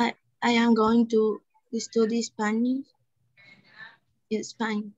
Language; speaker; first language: English; non-native, learner; Spanish